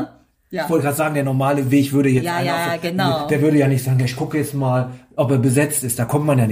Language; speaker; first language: German; native; German